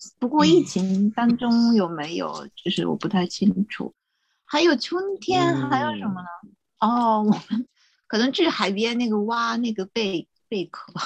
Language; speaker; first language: Chinese; non-native, fluent; Japanese